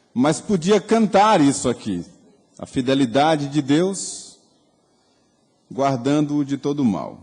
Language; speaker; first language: Portuguese; native; Portuguese